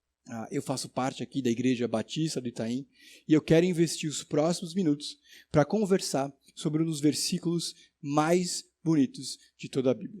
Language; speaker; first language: Portuguese; native; Portuguese